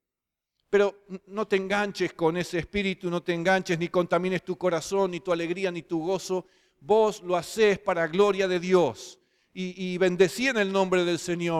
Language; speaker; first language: Spanish; native; Spanish